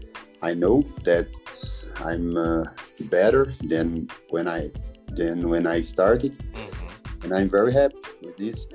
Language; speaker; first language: English; non-native, learner; Portuguese